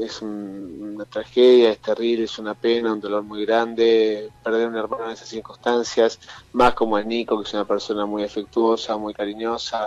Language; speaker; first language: Spanish; native; Spanish